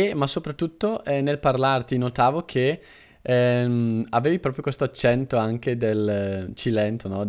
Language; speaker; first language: Italian; native; Italian